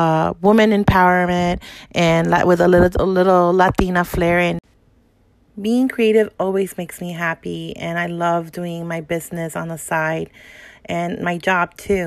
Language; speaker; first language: English; native; English